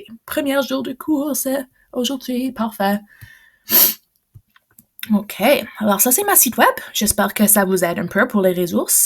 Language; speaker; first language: French; non-native, local second language; English